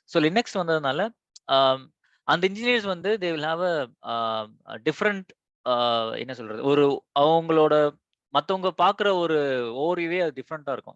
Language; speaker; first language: Tamil; native; Tamil